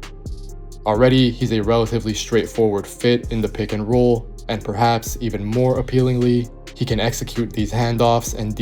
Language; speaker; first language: English; native; English